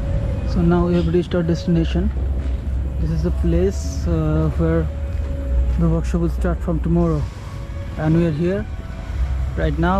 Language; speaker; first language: English; non-native, local second language; Bangla